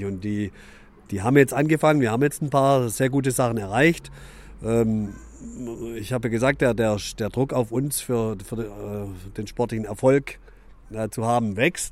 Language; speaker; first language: German; native; German